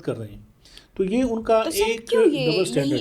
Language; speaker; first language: Urdu; non-native, local second language; Pashto